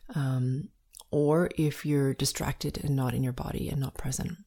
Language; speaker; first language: English; native; English